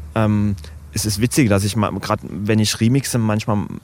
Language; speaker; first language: German; native; German